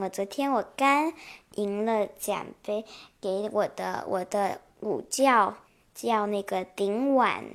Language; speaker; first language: Chinese; early bilingual, heritage; Chinese